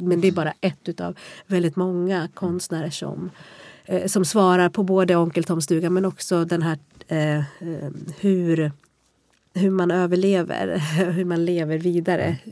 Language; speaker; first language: Swedish; native; Swedish